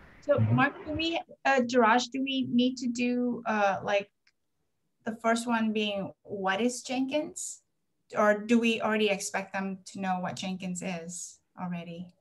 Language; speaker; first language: English; native; English